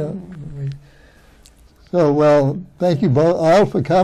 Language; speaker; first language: English; native; English